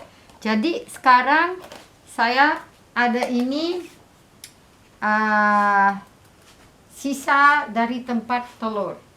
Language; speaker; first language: Indonesian; non-native, fluent; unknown